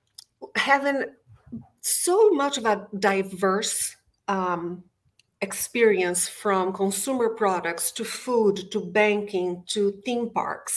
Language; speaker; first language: English; non-native, fluent; Portuguese